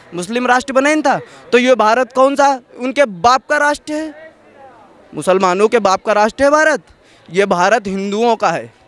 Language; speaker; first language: Hindi; native; Hindi